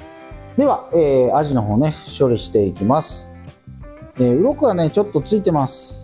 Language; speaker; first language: Japanese; native; Japanese